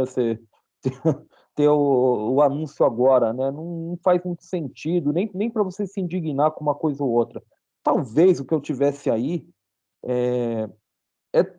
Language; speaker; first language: Portuguese; native; Portuguese